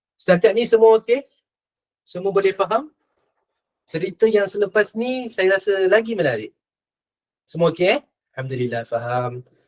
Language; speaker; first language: Malay; native; Malay